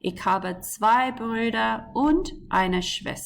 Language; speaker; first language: German; non-native, fluent; English